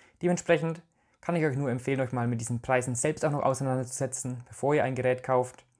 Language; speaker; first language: German; native; German